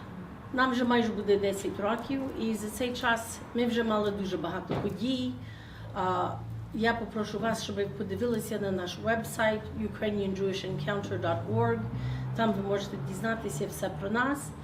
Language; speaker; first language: Ukrainian; early bilingual, heritage; Ukrainian